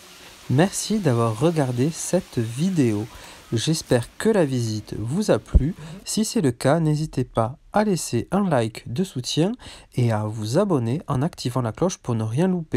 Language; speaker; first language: French; native; French